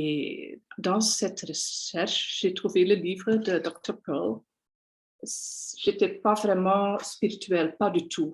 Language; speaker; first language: French; non-native, local second language; Dutch